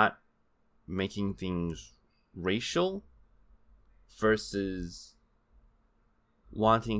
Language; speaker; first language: English; native; English